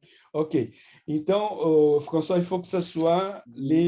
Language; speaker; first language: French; non-native, fluent; Portuguese